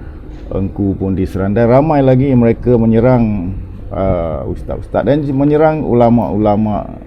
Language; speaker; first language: Malay; native; Malay